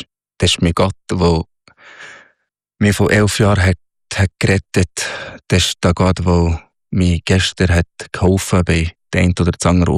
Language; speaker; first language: German; non-native, fluent; Arabic